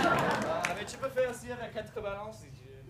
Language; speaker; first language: French; non-native, learner; English